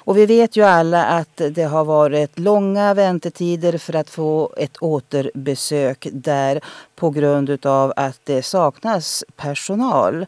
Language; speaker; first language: Swedish; native; Swedish